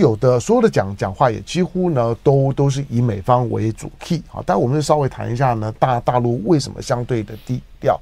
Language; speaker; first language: Chinese; native; Chinese